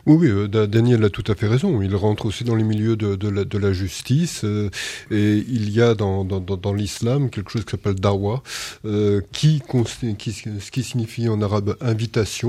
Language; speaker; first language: French; native; French